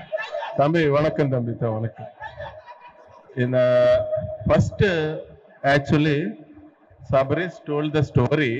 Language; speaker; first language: Tamil; non-native, learner; Telugu